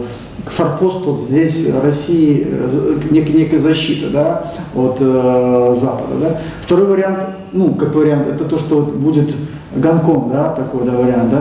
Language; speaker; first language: Russian; native; Russian